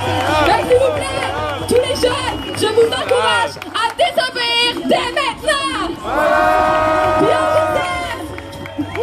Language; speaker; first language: French; native; French